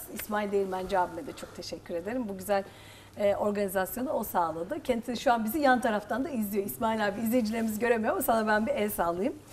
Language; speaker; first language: Turkish; native; Turkish